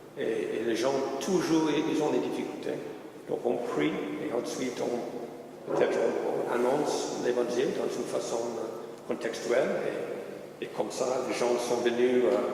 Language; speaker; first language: French; non-native, fluent; English